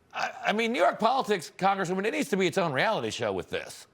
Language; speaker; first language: English; native; English